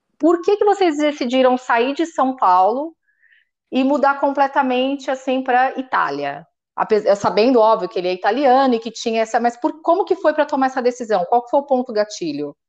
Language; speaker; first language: Portuguese; native; Portuguese